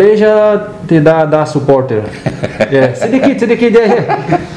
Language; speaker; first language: Indonesian; non-native, learner; Portuguese